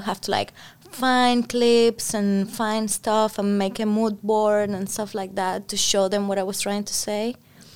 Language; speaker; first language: English; non-native, fluent; Spanish